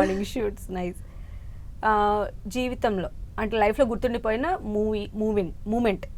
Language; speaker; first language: Telugu; native; Telugu